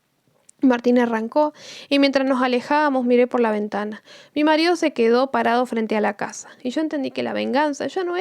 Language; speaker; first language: Spanish; native; Spanish